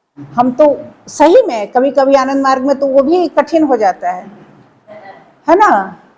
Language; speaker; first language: Hindi; native; Hindi